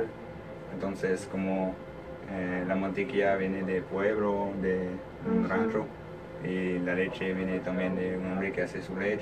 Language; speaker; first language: Spanish; non-native, learner; French